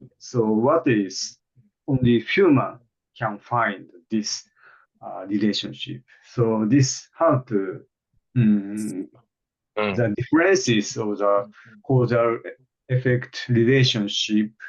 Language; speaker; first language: English; non-native, fluent; Japanese